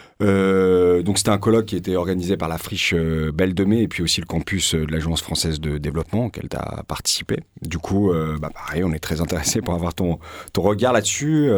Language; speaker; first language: French; native; French